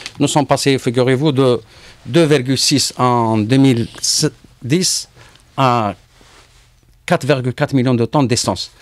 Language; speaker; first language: French; non-native, local second language; Arabic